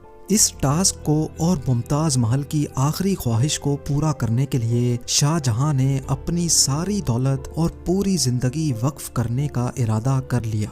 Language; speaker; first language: Urdu; native; Urdu